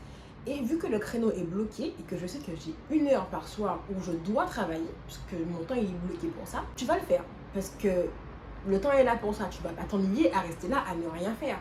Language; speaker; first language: French; native; French